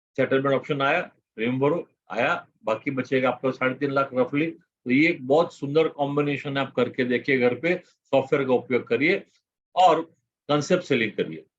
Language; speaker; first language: Hindi; non-native, local second language; Gujarati